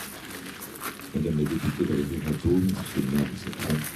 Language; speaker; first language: French; native; French